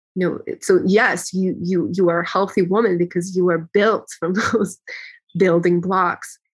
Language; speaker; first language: English; early bilingual, other home language; Ukrainian